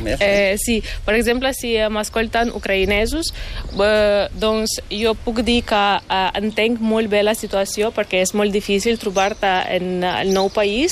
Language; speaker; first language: Catalan; non-native, fluent; Ukrainian